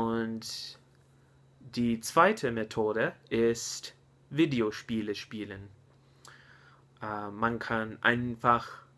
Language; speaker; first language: German; non-native, learner; English